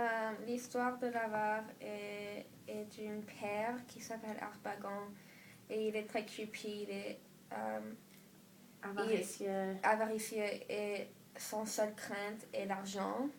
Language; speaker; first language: French; non-native, learner; English